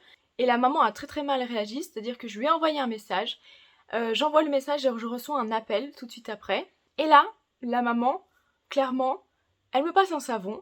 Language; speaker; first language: French; native; French